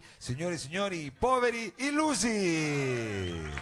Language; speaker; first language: Italian; native; Italian